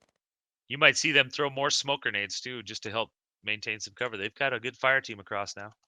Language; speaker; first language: English; native; English